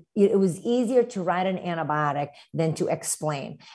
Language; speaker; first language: English; early bilingual, other home language; Romanian